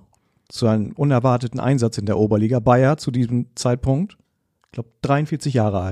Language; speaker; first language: German; native; German